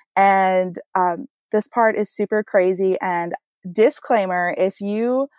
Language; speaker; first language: English; native; English